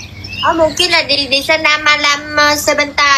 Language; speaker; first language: Indonesian; non-native, learner; Vietnamese